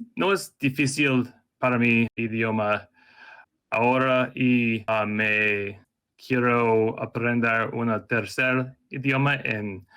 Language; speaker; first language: Spanish; non-native, learner; English